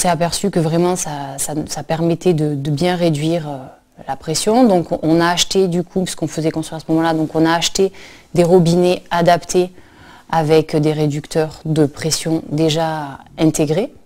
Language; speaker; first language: French; native; French